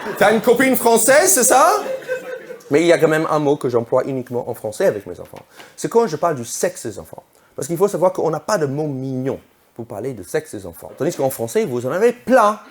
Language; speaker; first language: French; non-native, fluent; English